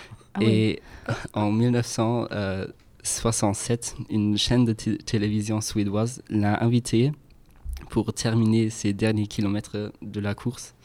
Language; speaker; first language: French; non-native, fluent; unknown